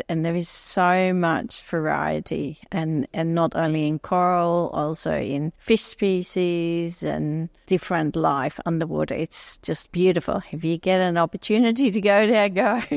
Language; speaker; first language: English; non-native, fluent; Dutch